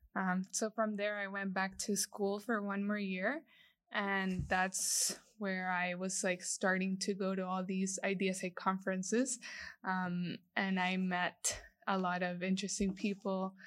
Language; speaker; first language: English; non-native, fluent; Spanish